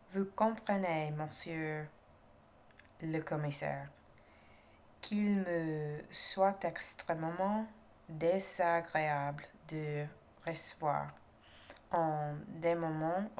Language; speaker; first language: French; non-native, learner; English